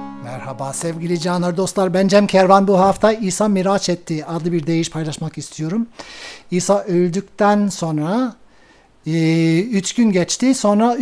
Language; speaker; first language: Turkish; non-native, fluent; English